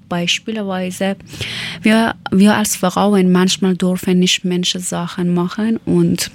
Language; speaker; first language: German; non-native, learner; Persian